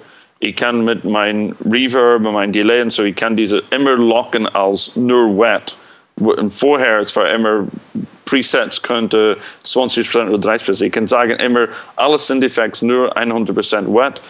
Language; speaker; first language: German; non-native, fluent; English